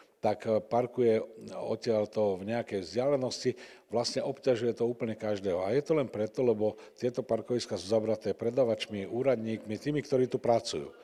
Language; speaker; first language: Slovak; native; Slovak